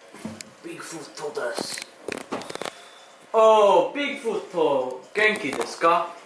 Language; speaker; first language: Japanese; non-native, learner; English